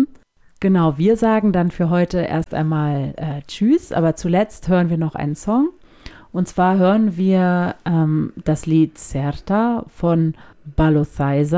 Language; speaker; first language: German; native; German